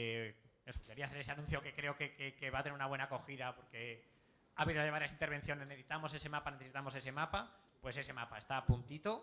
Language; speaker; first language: Spanish; native; Spanish